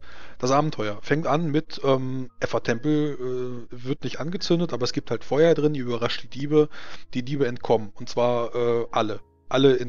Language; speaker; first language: German; native; German